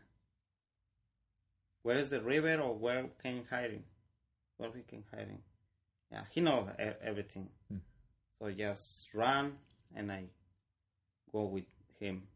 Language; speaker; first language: English; non-native, learner; Spanish